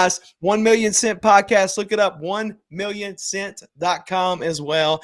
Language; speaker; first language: English; native; English